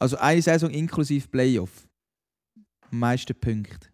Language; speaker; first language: German; native; German